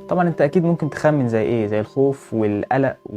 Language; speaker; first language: Arabic; native; Arabic